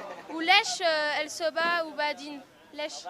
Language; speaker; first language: Arabic; non-native, learner; French